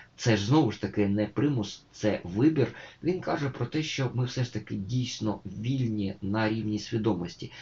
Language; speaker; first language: Ukrainian; native; Ukrainian